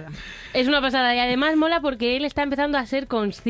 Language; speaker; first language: Spanish; native; Spanish